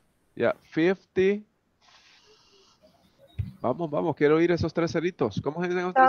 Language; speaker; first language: Spanish; native; Spanish